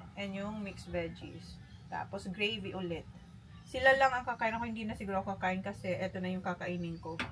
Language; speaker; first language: Filipino; non-native, local second language; Bikol